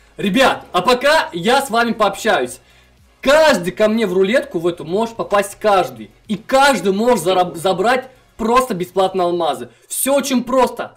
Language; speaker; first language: Russian; non-native, local second language; Kazakh